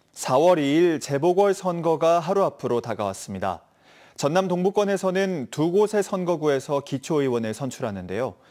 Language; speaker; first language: Korean; native; Korean